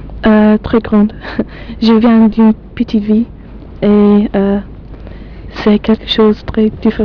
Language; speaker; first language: French; non-native, learner; English